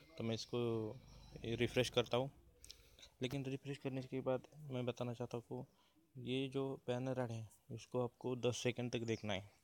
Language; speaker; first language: Hindi; non-native, local second language; Marathi